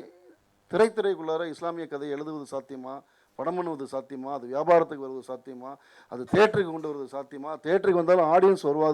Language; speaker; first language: Tamil; native; Tamil